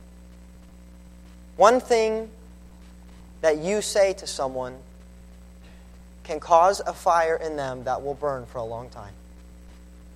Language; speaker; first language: English; native; English